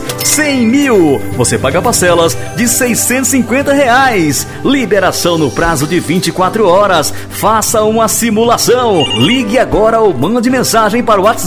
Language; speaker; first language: Portuguese; native; Portuguese